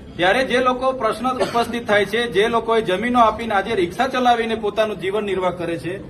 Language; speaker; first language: Gujarati; non-native, local second language; Vasavi